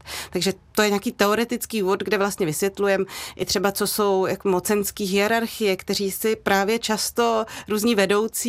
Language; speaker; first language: Czech; native; Czech